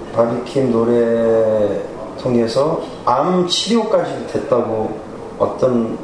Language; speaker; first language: Korean; early bilingual, heritage; Korean